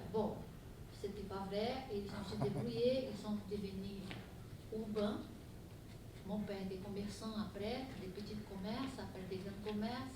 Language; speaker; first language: French; non-native, fluent; Portuguese